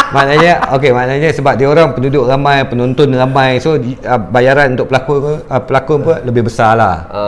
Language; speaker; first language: Malay; native; Malay